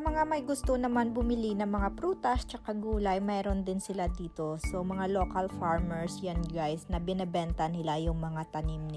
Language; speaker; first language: Filipino; non-native, local second language; Hiligaynon